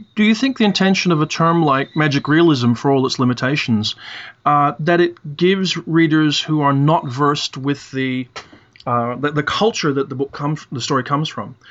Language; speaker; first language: English; native; English